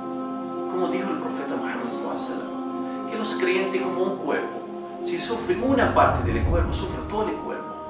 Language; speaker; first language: Spanish; non-native, fluent; Arabic